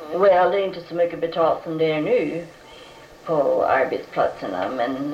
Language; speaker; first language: Swedish; early bilingual, heritage; Swedish